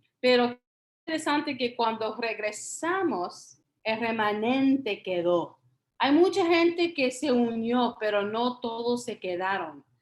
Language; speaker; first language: Spanish; early bilingual, heritage; Spanish